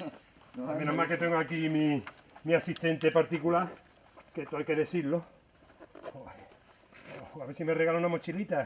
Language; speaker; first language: Spanish; native; Spanish